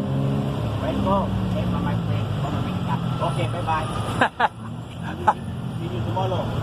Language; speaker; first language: English; non-native, learner; Thai